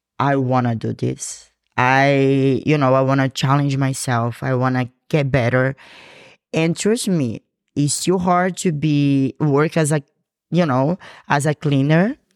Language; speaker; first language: English; non-native, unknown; Portuguese